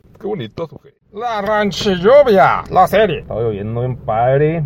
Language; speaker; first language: Spanish; native; Spanish